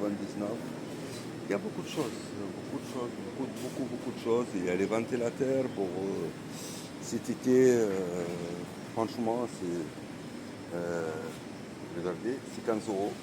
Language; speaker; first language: French; non-native, learner; Arabic